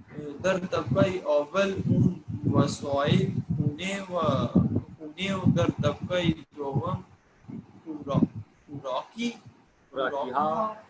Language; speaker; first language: Persian; non-native, learner; Urdu